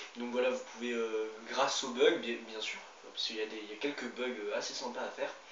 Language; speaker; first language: French; native; French